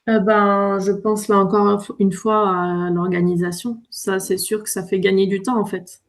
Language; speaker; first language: French; native; French